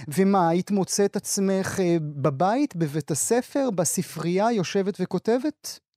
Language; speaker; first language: Hebrew; native; Hebrew